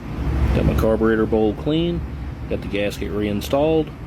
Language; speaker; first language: English; native; English